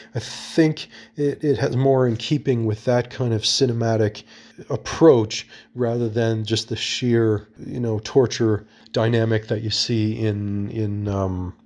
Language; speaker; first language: English; native; English